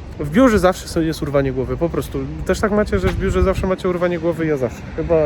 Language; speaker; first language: Polish; native; Polish